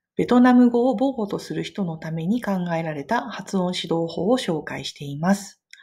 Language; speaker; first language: Japanese; native; Japanese